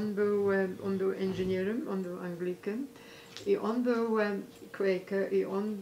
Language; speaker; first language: Polish; early bilingual, heritage; Polish